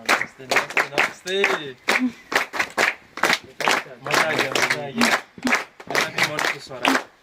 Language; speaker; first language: Hindi; non-native, local second language; Nepali